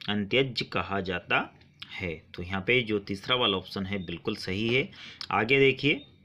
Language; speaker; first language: Hindi; native; Hindi